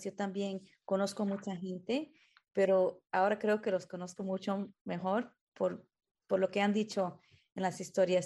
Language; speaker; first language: Spanish; early bilingual, heritage; Spanish